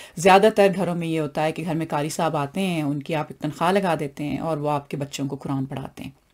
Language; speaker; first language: Urdu; non-native, local second language; Punjabi